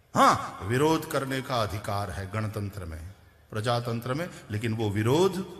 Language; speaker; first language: Hindi; non-native, local second language; Gujarati